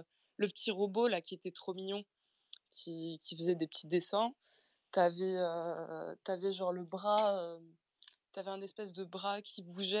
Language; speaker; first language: French; native; French